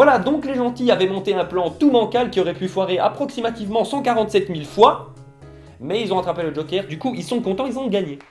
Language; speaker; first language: French; native; French